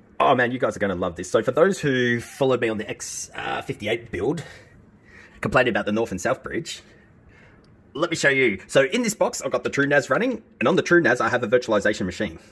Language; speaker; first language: English; native; English